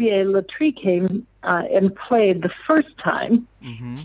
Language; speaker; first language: English; native; English